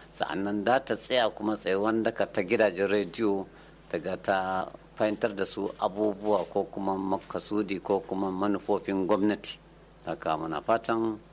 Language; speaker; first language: Hausa; non-native, local second language; Fula